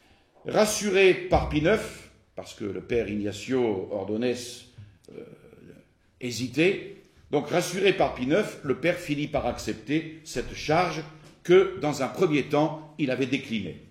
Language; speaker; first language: French; native; French